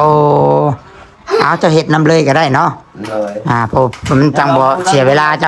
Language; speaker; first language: Thai; non-native, local second language; Lao